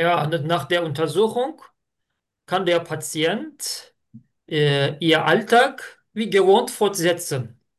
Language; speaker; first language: German; non-native, learner; Turkish